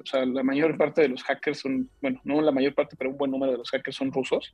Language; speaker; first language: Spanish; native; Spanish